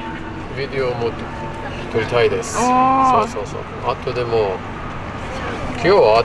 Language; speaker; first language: Japanese; non-native, learner; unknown